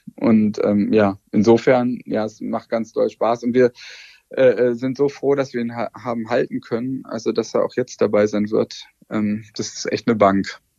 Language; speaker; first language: German; native; German